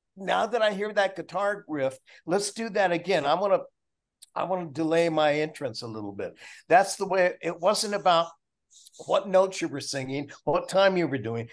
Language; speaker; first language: English; native; English